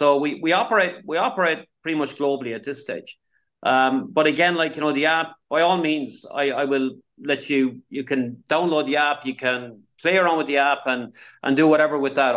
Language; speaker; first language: English; native; English